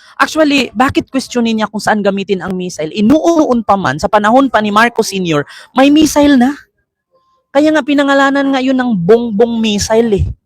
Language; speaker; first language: Filipino; native; Filipino